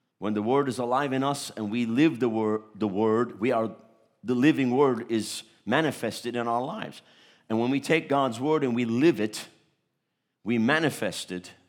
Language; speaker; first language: English; early bilingual, other home language; Turkish